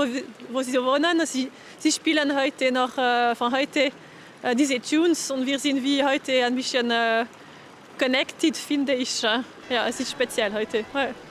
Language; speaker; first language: German; non-native, fluent; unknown